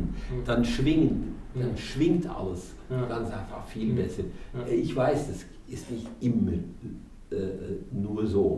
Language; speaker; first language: German; non-native, fluent; Norwegian